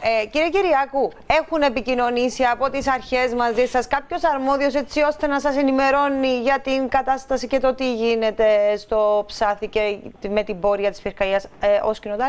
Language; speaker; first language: Greek; native; Greek